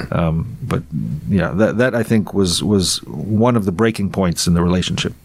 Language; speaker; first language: English; non-native, fluent; Russian